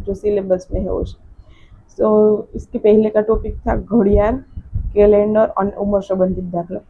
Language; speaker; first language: Hindi; non-native, local second language; Gujarati